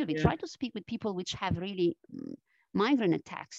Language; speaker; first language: English; non-native, fluent; Italian